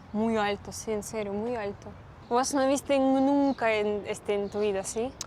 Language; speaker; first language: Spanish; non-native, learner; Russian